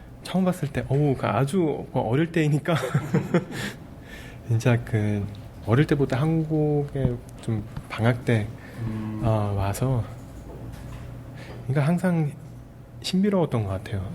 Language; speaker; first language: Korean; early bilingual, heritage; Korean